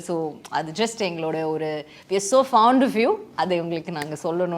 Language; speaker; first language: Tamil; native; Tamil